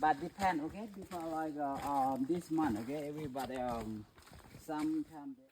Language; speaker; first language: English; non-native, learner; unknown